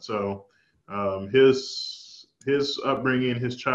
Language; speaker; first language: English; native; English